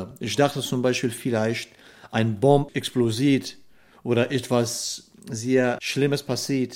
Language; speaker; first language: German; non-native, learner; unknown